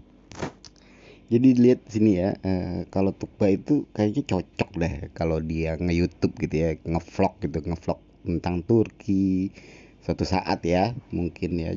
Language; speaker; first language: Indonesian; native; Indonesian